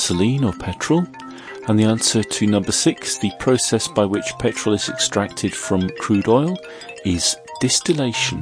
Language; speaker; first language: English; native; English